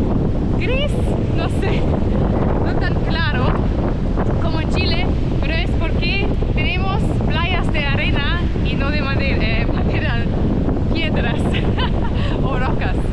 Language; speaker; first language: Spanish; non-native, fluent; German